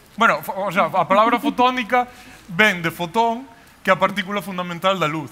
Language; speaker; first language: Galician; non-native, local second language; Spanish